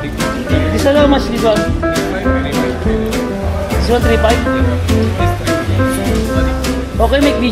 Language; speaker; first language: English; non-native, local second language; Filipino